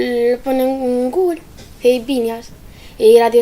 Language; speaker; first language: Spanish; non-native, learner; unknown